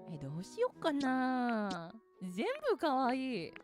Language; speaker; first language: Japanese; native; Japanese